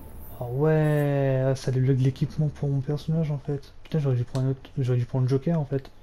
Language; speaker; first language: French; native; French